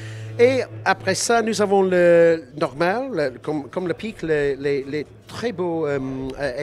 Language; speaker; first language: French; non-native, learner; English